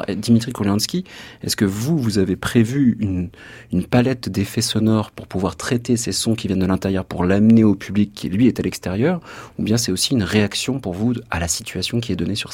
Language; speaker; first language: French; native; French